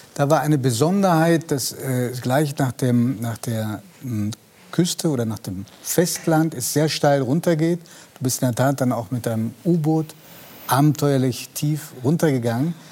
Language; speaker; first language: German; native; German